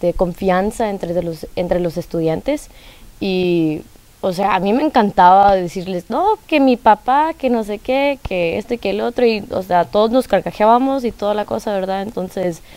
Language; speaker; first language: Spanish; early bilingual, heritage; Spanish